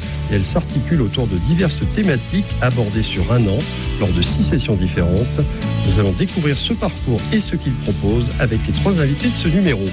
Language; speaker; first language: French; native; French